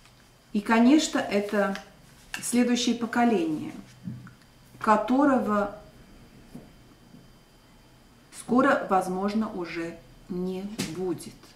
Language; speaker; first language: Russian; non-native, local second language; Latvian